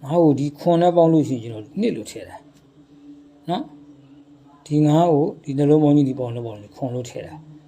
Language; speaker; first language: Burmese; native; Burmese